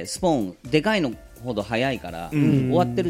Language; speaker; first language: Japanese; native; Japanese